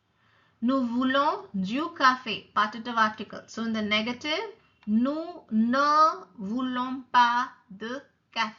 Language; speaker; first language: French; non-native, fluent; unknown